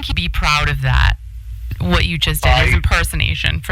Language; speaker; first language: English; native; English